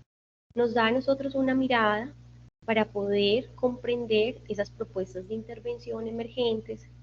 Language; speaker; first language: Spanish; native; Spanish